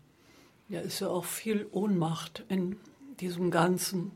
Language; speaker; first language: German; native; German